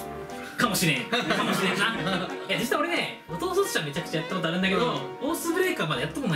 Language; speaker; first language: Japanese; native; Japanese